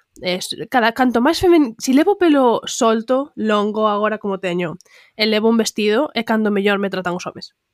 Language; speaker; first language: Galician; non-native, local second language; Spanish